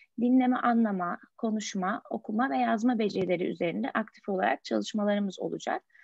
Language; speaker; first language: Turkish; native; Turkish